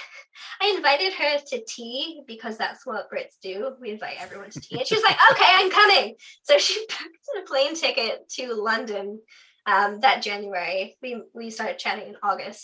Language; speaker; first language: English; native; English